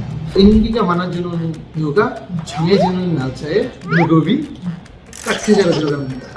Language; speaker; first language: Korean; non-native, fluent; Bangla